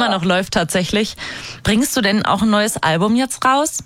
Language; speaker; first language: German; native; German